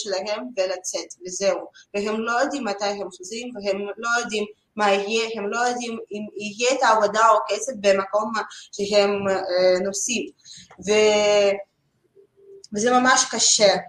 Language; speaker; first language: Hebrew; non-native, learner; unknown